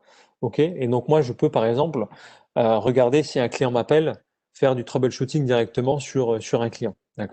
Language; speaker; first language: French; native; French